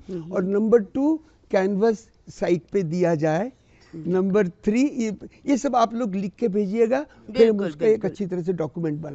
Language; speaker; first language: Hindi; native; Hindi